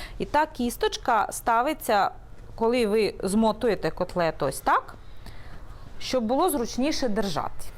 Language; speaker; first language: Ukrainian; early bilingual, heritage; Ukrainian